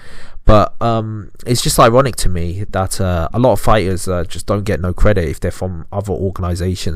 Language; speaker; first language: English; native; English